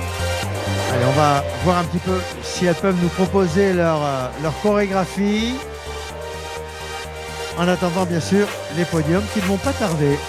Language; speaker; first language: French; native; French